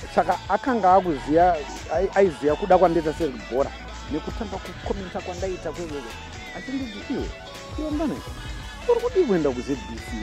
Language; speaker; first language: English; non-native, local second language; Shona